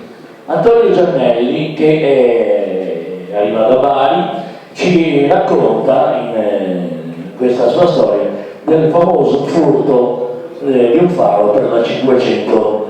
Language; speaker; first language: Italian; native; Italian